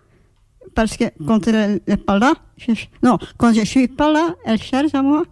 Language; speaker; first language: French; non-native, learner; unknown